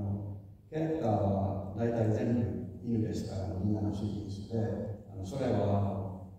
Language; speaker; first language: Japanese; non-native, fluent; Finnish